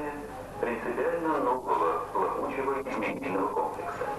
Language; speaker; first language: Russian; native; Russian